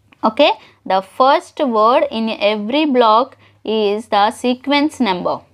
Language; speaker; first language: English; non-native, local second language; Telugu